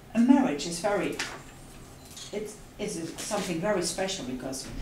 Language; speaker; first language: English; non-native, fluent; Dutch